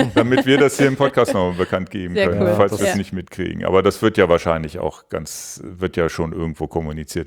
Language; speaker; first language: German; native; German